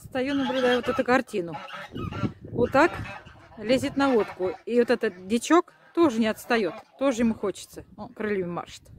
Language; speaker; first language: Russian; native; Russian